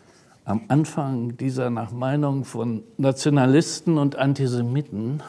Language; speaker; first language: German; native; German